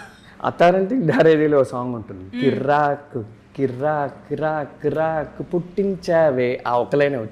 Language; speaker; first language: Telugu; native; Telugu